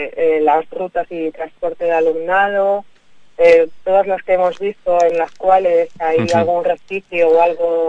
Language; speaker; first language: Spanish; native; Spanish